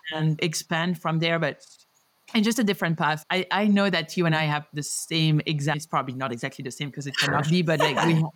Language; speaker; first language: English; non-native, fluent; French